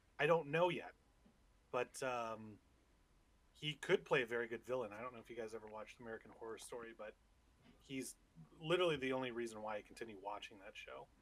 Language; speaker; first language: English; native; English